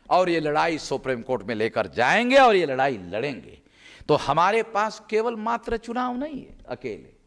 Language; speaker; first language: Hindi; non-native, local second language; Marathi